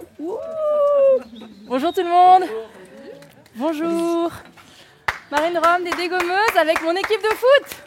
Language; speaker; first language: French; native; French